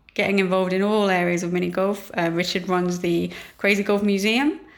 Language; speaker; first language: English; native; English